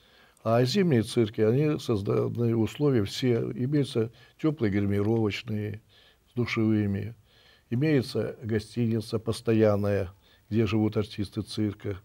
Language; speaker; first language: Russian; native; Russian